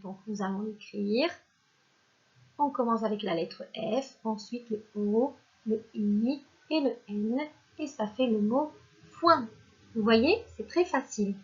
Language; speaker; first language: French; non-native, local second language; Arabic